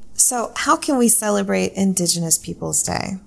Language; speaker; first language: English; native; English